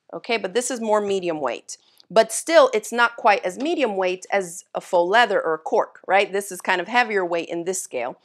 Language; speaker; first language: English; native; English